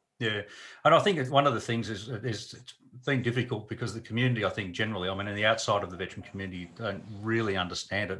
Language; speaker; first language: English; native; English